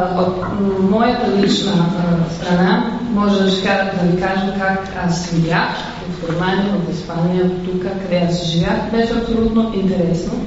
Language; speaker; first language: Bulgarian; non-native, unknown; Italian